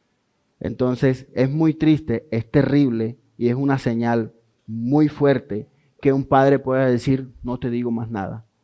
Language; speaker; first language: Spanish; native; Spanish